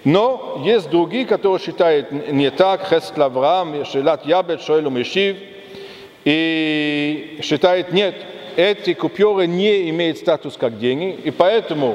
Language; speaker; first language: Russian; non-native, fluent; German